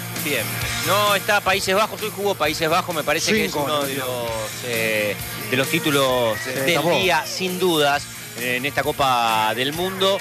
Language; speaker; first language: Spanish; native; Spanish